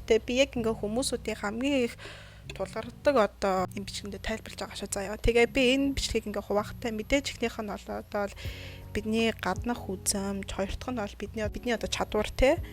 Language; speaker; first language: Mongolian; early bilingual, heritage; Mongolian